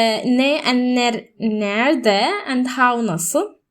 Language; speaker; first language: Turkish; non-native, learner; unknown